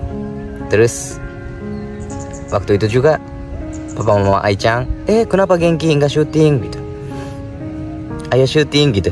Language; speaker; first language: Indonesian; non-native, fluent; Japanese